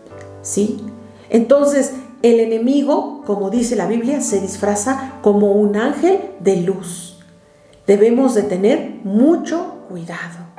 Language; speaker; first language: Spanish; native; Spanish